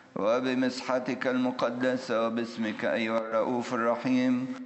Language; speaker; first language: Arabic; native; Arabic